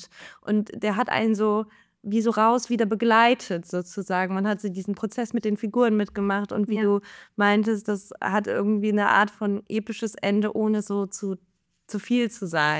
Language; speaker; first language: German; native; German